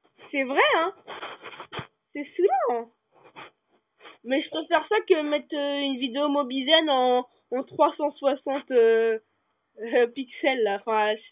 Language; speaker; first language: French; native; French